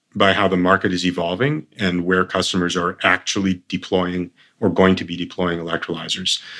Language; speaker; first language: English; early bilingual, other home language; Armenian